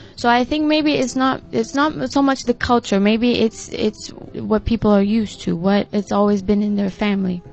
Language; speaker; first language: English; non-native, fluent; Portuguese